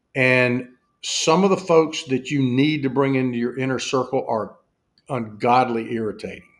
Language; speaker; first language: English; native; English